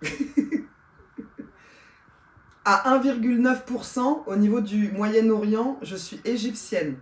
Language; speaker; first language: French; native; French